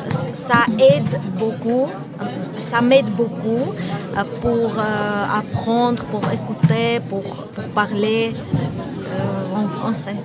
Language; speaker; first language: French; non-native, learner; Armenian